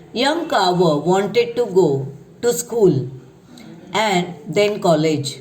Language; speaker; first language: English; non-native, local second language; Marathi